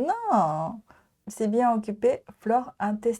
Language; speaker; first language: French; non-native, learner; Japanese